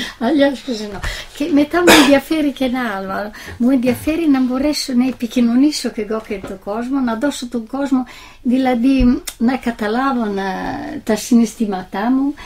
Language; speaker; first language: Greek; non-native, fluent; Italian